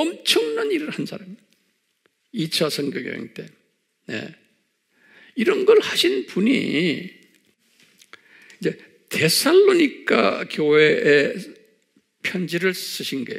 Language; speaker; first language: Korean; native; Korean